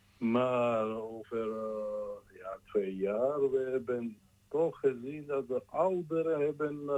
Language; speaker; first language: Dutch; non-native, learner; Georgian